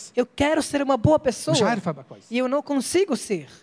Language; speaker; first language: Portuguese; non-native, fluent; Arabic